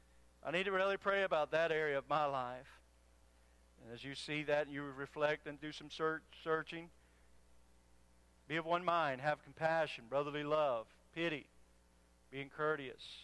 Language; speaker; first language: English; native; English